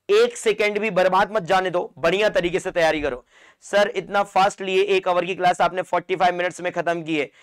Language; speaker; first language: Hindi; non-native, local second language; Marathi